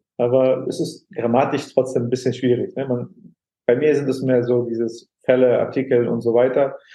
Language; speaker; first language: German; non-native, fluent; Aramaic